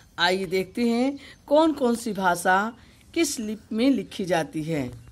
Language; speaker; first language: Hindi; native; Hindi